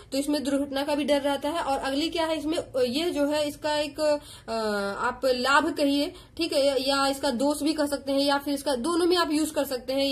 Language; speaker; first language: Hindi; native; Hindi